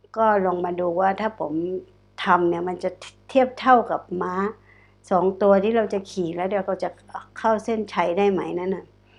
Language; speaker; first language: Thai; non-native, local second language; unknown